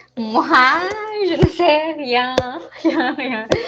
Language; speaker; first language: French; non-native, learner; Portuguese